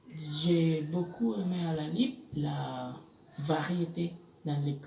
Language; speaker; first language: French; non-native, fluent; Spanish